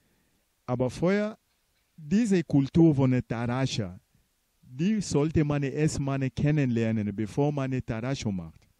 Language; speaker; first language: German; non-native, fluent; Portuguese